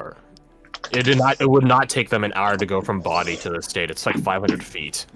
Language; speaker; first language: English; native; English